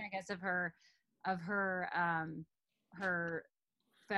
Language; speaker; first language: English; native; English